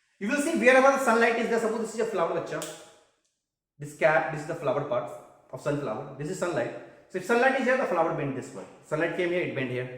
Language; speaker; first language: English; non-native, local second language; Hindi